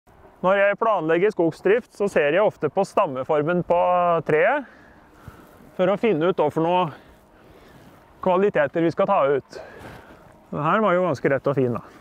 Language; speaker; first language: Norwegian; native; Norwegian